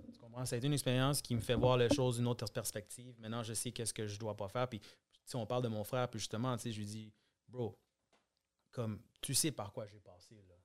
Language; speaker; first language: French; early bilingual, other home language; Spanish